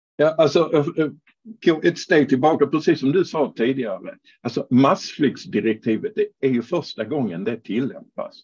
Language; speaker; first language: Swedish; non-native, fluent; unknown